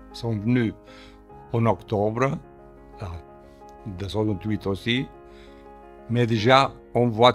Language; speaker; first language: French; non-native, learner; Portuguese